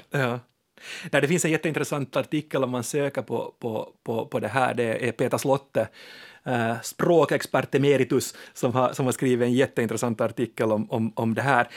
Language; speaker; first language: Swedish; native; Swedish